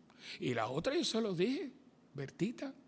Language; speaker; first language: Spanish; native; Spanish